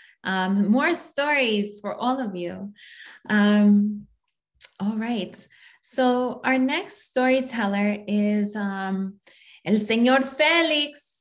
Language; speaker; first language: English; native; English